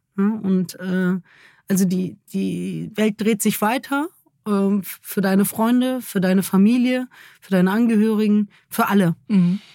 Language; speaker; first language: German; early bilingual, other home language; Kurdish